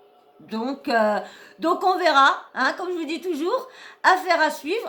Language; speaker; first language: French; native; French